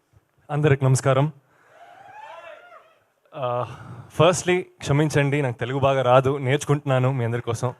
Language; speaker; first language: Telugu; non-native, learner; Kannada